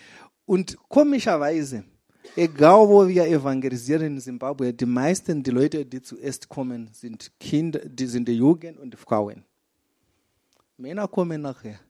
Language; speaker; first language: German; non-native, fluent; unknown